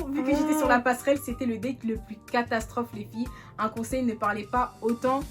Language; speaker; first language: French; native; French